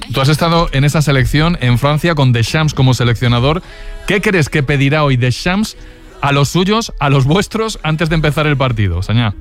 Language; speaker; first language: Spanish; native; Spanish